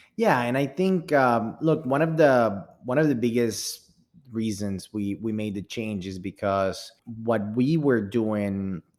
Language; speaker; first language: English; early bilingual, other home language; Spanish